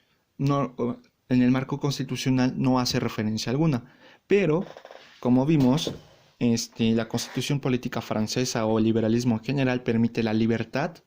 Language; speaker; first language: Spanish; native; Spanish